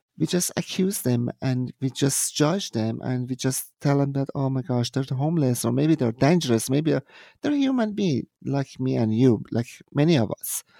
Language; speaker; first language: English; non-native, fluent; Persian